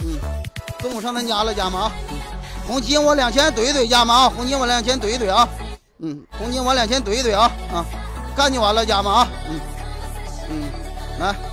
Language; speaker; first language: Chinese; native; Chinese